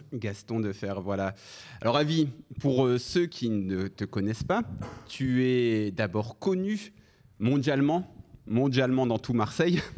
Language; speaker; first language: French; native; French